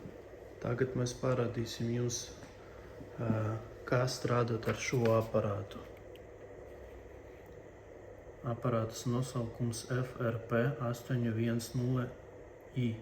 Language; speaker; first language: Latvian; non-native, local second language; Russian